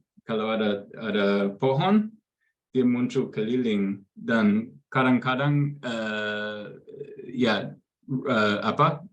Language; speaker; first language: Indonesian; non-native, fluent; English